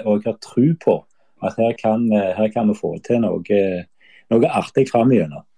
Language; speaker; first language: Norwegian; native; Norwegian